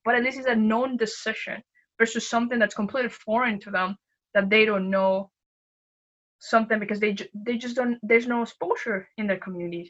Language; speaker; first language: English; non-native, fluent; Spanish